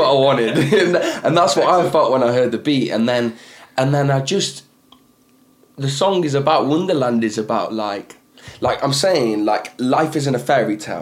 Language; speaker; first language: English; native; English